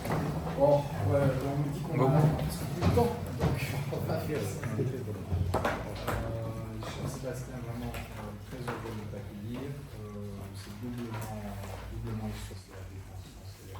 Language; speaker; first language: French; non-native, fluent; Albanian